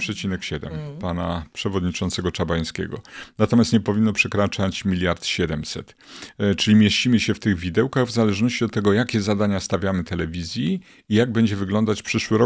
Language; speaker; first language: Polish; native; Polish